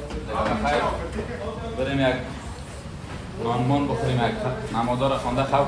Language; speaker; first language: Persian; native; Persian